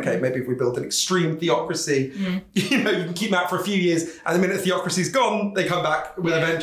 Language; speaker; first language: English; native; English